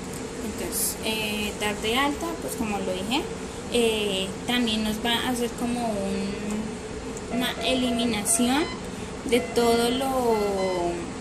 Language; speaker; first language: Spanish; native; Spanish